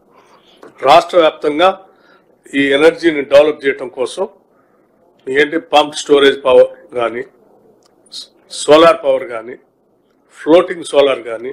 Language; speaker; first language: Telugu; native; Telugu